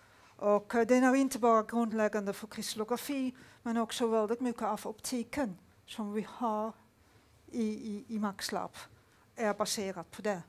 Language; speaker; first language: Swedish; non-native, fluent; Dutch